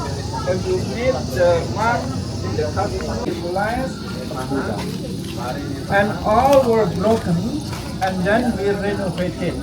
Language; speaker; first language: English; non-native, learner; Indonesian